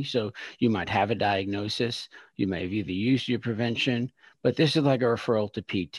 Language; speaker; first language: English; native; English